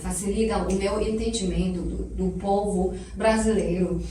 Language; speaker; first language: Portuguese; non-native, fluent; Chinese